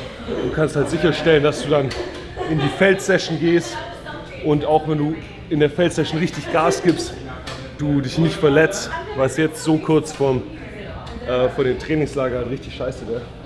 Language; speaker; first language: German; native; German